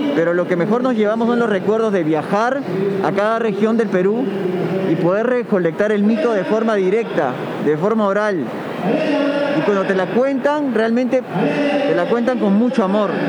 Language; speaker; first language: Spanish; native; Spanish